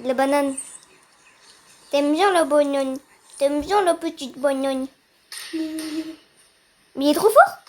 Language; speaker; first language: French; native; French